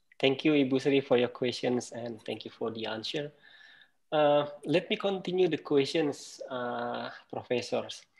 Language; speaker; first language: English; non-native, fluent; Indonesian